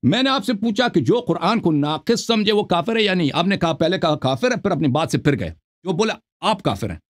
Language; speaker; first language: Urdu; non-native, local second language; Punjabi